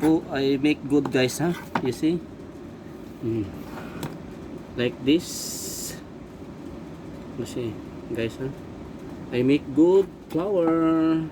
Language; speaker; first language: English; non-native, learner; Filipino